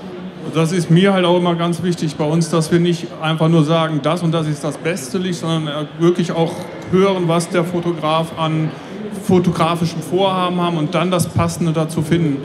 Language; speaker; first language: German; native; German